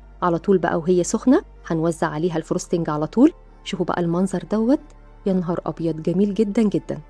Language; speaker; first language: Arabic; native; Arabic